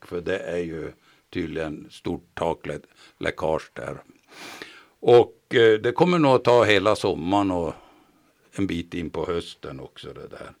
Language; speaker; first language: Swedish; native; Swedish